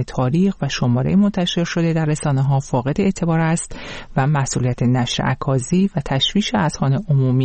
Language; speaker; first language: Persian; native; Persian